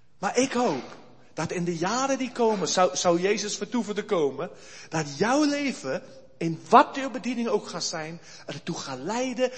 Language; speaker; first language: Dutch; early bilingual, heritage; Dutch